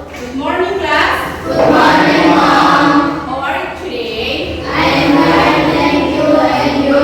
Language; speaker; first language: English; non-native, learner; Indonesian